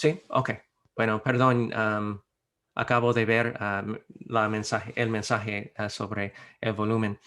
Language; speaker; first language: Spanish; non-native, fluent; English